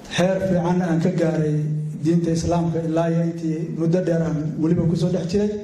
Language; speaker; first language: Somali; native; Somali